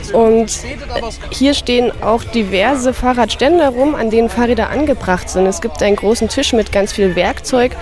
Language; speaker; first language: German; native; German